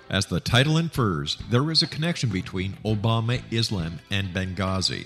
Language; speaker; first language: English; native; English